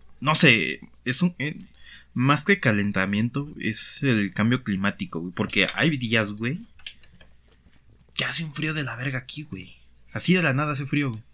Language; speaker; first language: Spanish; native; Spanish